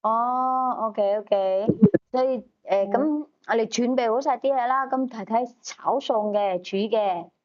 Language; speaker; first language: Cantonese; native; Cantonese